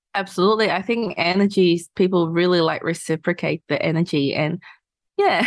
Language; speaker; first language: English; non-native, local second language; Cantonese